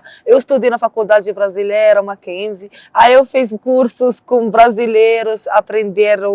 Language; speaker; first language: Portuguese; non-native, learner; Arabic